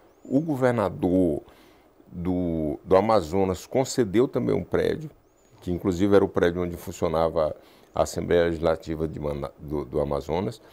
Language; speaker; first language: Portuguese; native; Portuguese